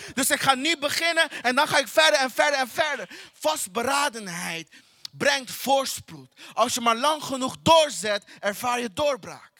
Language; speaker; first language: Dutch; non-native, fluent; Portuguese